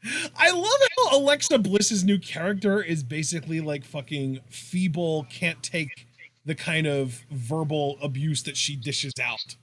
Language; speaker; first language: English; native; English